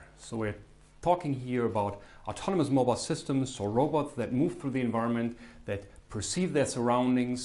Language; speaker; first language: English; non-native, fluent; German